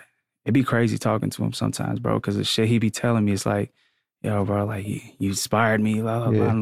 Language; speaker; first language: English; native; English